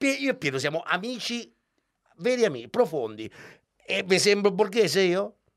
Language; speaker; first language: Italian; native; Italian